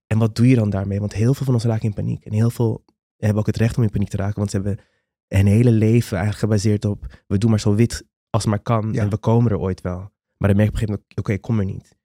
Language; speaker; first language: Dutch; non-native, local second language; Papiamento